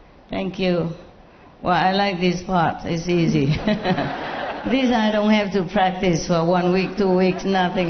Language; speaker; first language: English; non-native, fluent; Vietnamese